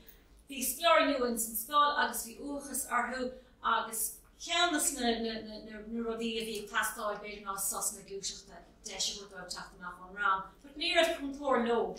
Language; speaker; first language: Irish; non-native, local second language; English